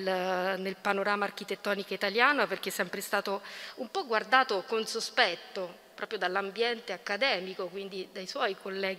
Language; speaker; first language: Italian; native; Italian